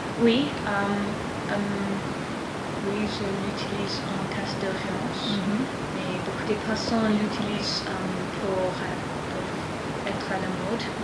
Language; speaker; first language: French; non-native, learner; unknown